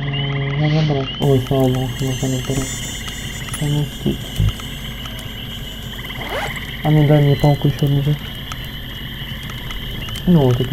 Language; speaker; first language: Russian; native; Russian